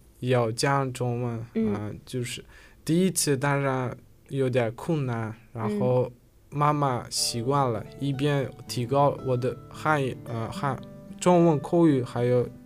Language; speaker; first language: Chinese; non-native, learner; Uzbek